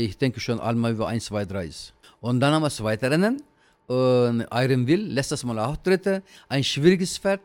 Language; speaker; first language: German; non-native, learner; Turkish